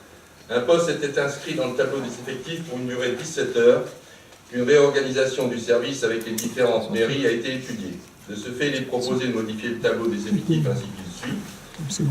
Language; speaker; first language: French; native; French